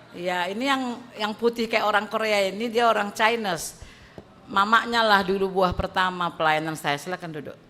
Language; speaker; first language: Indonesian; native; Indonesian